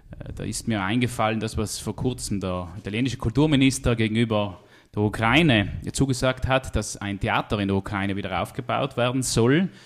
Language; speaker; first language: German; native; German